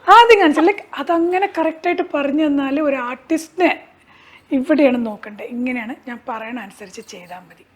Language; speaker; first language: Malayalam; early bilingual, heritage; Malayalam